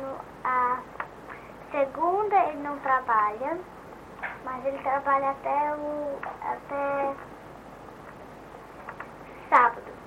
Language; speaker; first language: Portuguese; early bilingual, heritage; Portuguese